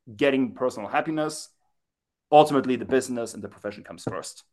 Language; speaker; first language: English; non-native, fluent; German